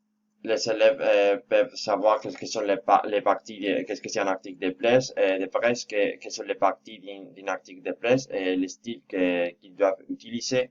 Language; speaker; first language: French; non-native, fluent; Spanish